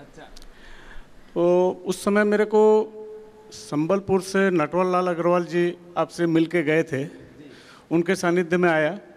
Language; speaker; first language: Hindi; non-native, local second language; Odia